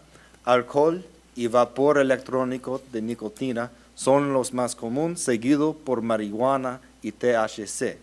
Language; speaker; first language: Spanish; early bilingual, heritage; Spanish